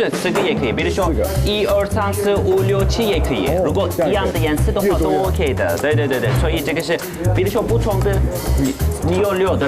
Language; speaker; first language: Chinese; non-native, fluent; Turkish